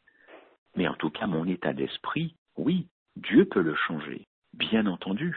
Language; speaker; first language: French; native; French